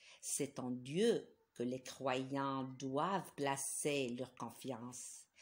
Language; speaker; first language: French; non-native, local second language; Arabic